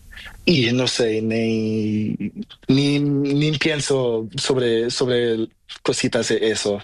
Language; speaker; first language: Spanish; non-native, learner; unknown